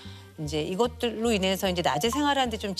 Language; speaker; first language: Korean; native; Korean